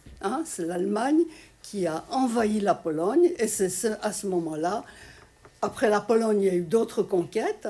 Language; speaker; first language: French; non-native, fluent; Polish